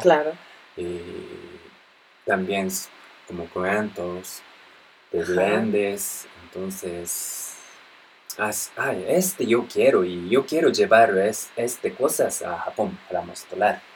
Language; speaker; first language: Spanish; non-native, learner; Japanese